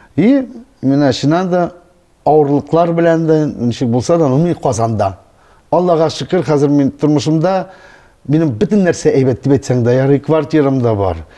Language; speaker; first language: Tatar; non-native, local second language; Russian